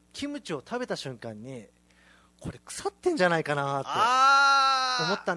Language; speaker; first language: Japanese; native; Japanese